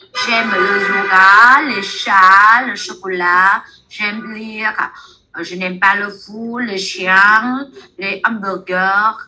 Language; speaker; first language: French; non-native, fluent; Vietnamese